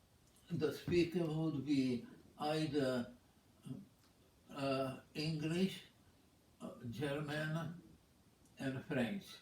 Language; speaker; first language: English; non-native, fluent; Czech